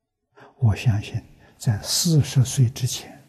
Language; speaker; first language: Chinese; native; Chinese